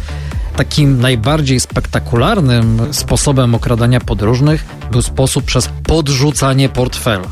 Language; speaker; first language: Polish; native; Polish